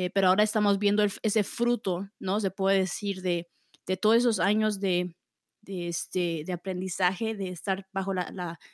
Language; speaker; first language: Spanish; early bilingual, heritage; Spanish